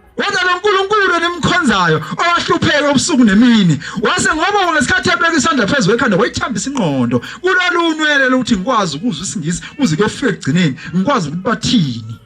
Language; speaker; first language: Zulu; native; Zulu